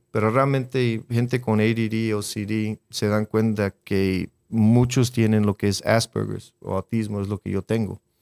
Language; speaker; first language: Spanish; non-native, fluent; English